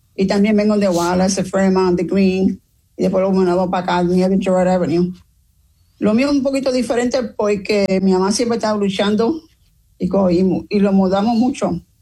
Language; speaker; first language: Spanish; early bilingual, other home language; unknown